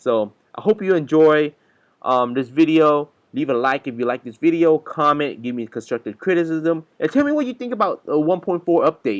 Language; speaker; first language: English; native; English